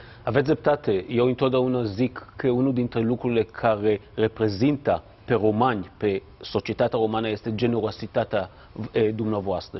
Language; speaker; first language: Romanian; non-native, fluent; Hebrew